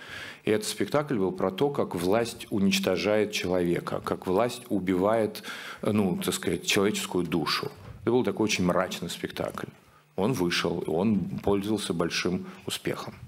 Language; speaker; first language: Russian; native; Russian